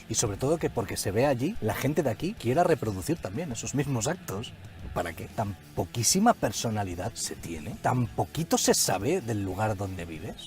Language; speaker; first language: Spanish; native; Spanish